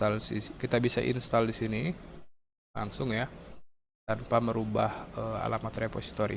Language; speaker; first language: Indonesian; native; Indonesian